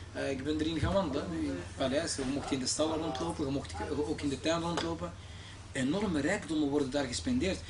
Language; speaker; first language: Dutch; early bilingual, other home language; Arabic